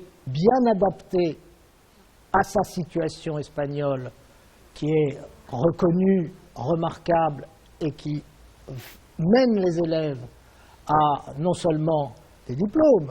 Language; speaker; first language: French; native; French